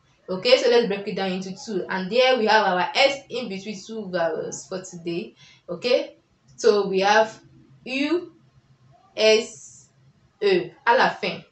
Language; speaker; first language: English; non-native, local second language; Yoruba